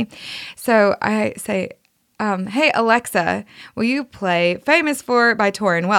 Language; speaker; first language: English; native; English